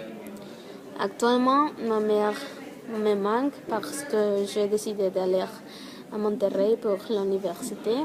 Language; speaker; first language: French; non-native, learner; Spanish